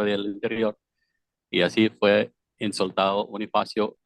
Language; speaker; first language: Spanish; non-native, fluent; Filipino